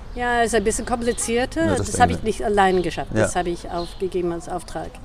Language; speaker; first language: German; non-native, fluent; English